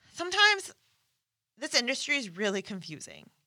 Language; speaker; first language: English; non-native, fluent; Persian